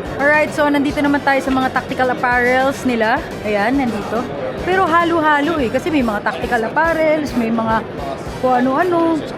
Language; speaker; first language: Filipino; native; Filipino